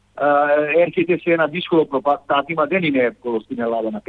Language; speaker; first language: Greek; non-native, fluent; Serbian